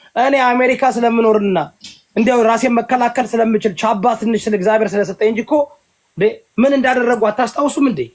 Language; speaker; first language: Amharic; early bilingual, heritage; Amharic